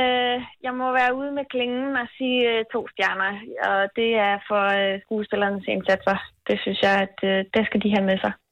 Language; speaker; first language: Danish; native; Danish